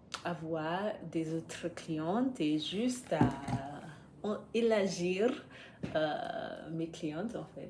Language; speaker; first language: French; non-native, learner; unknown